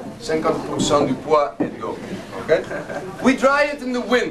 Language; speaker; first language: French; non-native, learner; Dutch